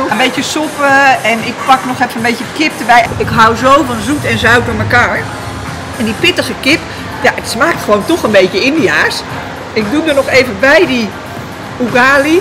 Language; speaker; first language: Dutch; native; Dutch